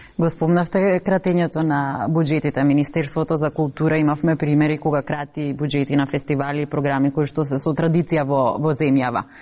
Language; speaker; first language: Macedonian; native; Macedonian